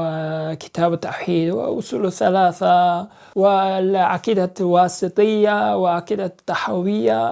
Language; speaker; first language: Arabic; non-native, learner; Korean